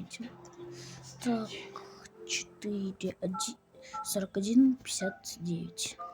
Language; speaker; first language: Russian; native; Russian